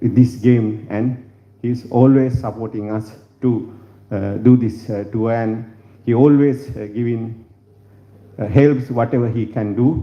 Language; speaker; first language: English; non-native, local second language; Sinhala